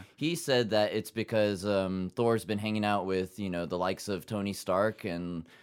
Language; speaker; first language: English; early bilingual, other home language; Japanese